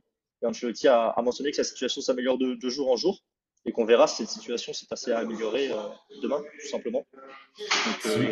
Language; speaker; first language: French; native; French